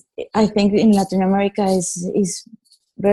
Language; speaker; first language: English; non-native, fluent; Italian